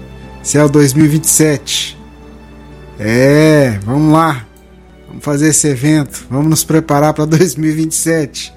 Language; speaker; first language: Portuguese; native; Portuguese